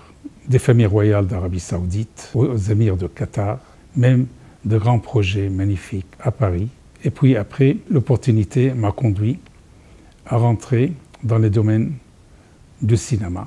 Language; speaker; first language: French; non-native, fluent; Arabic